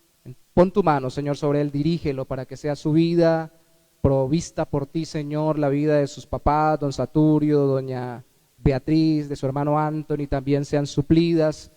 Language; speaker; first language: Spanish; native; Spanish